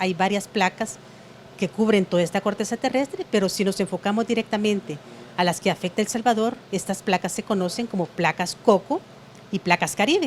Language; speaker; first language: Spanish; native; Spanish